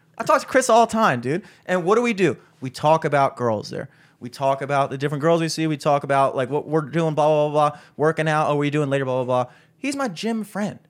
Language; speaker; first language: English; native; English